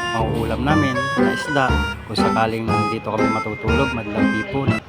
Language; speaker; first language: Filipino; native; Filipino